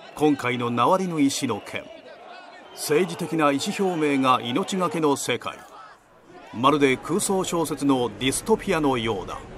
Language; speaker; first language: Japanese; native; Japanese